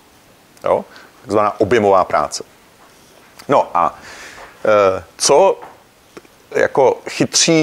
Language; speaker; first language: Czech; native; Czech